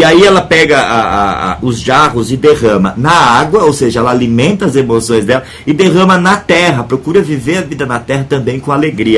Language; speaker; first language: Portuguese; native; Portuguese